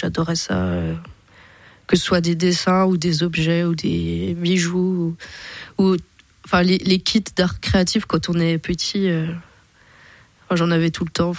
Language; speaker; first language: French; native; French